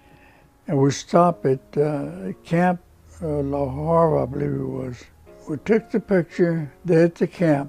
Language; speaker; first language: English; non-native, local second language; Spanish